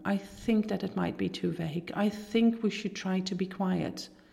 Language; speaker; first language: English; non-native, fluent; Dutch